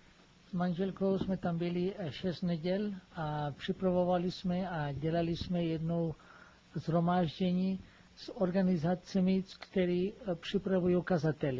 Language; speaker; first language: Czech; non-native, fluent; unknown